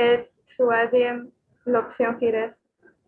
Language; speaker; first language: French; non-native, learner; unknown